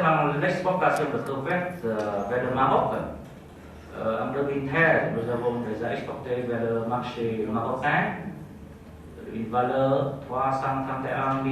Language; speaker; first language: French; non-native, fluent; Vietnamese